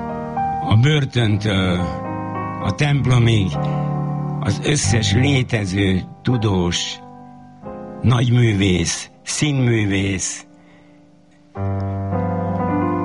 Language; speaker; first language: Hungarian; native; Hungarian